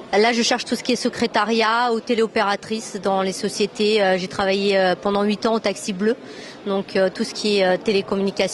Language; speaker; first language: French; native; French